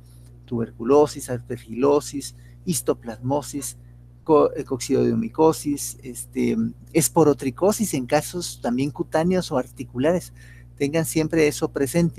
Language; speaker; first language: Spanish; native; Spanish